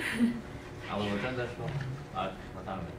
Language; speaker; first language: Chinese; non-native, learner; English